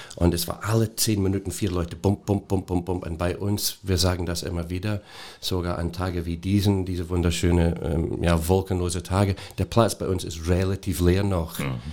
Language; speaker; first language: German; non-native, fluent; English